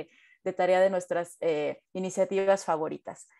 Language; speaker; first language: Spanish; native; Spanish